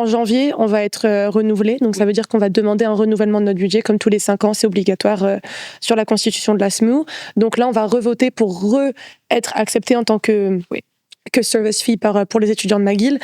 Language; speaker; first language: French; native; French